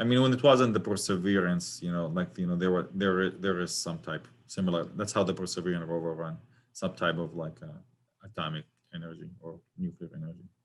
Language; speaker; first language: English; non-native, fluent; Arabic